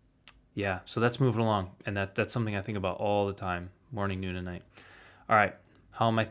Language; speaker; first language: English; native; English